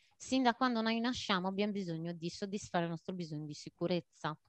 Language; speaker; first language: Italian; non-native, fluent; Maltese